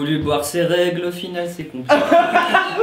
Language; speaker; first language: French; native; French